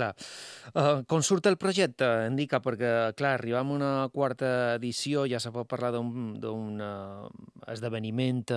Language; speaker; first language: Catalan; native; Catalan